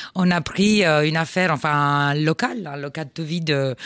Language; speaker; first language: French; non-native, fluent; Romanian